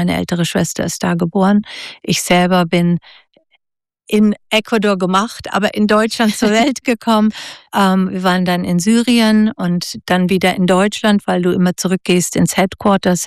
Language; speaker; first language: German; native; German